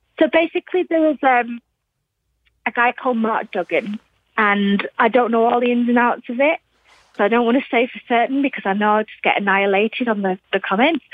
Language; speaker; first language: English; native; English